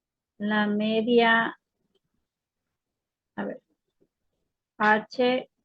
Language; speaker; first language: Spanish; native; Spanish